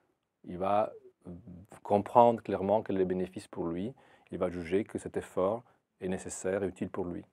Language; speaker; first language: French; non-native, fluent; Italian